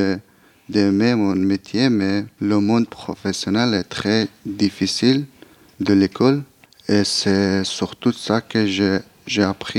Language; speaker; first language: French; non-native, learner; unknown